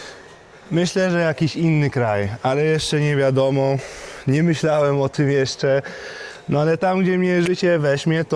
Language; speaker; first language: Polish; early bilingual, heritage; Polish